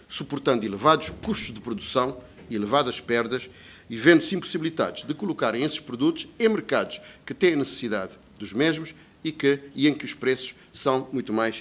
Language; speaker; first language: Portuguese; native; Portuguese